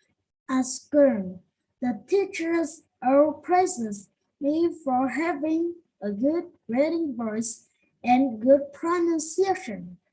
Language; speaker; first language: English; non-native, learner; Vietnamese